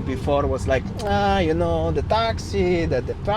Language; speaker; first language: English; non-native, fluent; Polish